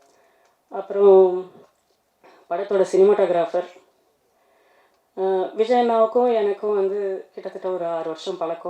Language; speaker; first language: Tamil; native; Tamil